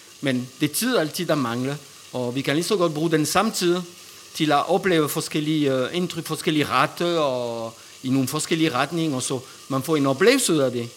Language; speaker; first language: Danish; non-native, fluent; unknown